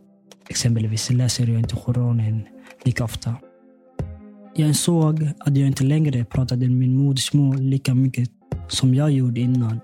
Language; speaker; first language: Swedish; early bilingual, other home language; Somali